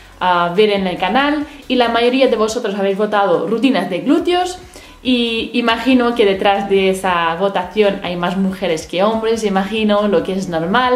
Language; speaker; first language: Spanish; native; Spanish